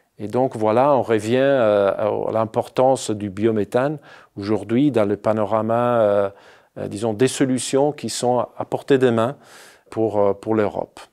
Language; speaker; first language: French; non-native, fluent; Italian